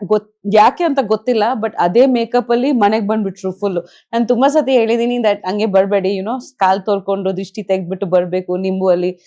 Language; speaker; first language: Kannada; non-native, fluent; Bangla